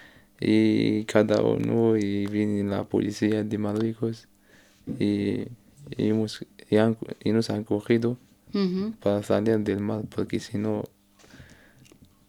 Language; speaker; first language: Spanish; non-native, learner; Arabic